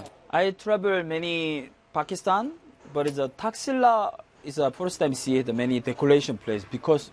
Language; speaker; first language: English; non-native, learner; Korean